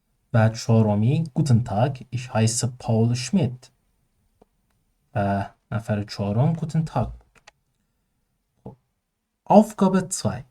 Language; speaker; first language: German; non-native, learner; Persian